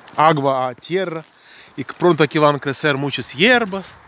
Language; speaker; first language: Spanish; non-native, fluent; Russian